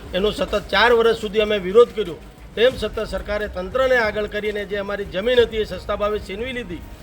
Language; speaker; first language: Gujarati; non-native, local second language; Bhili